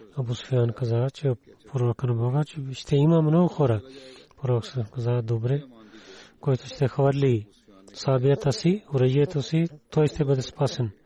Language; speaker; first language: Bulgarian; non-native, learner; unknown